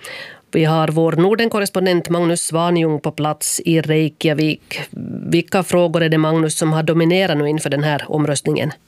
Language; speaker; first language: Swedish; native; Swedish